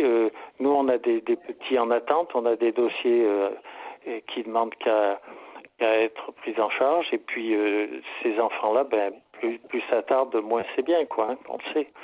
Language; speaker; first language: French; native; French